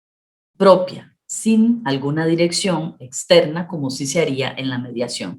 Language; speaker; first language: Spanish; native; Spanish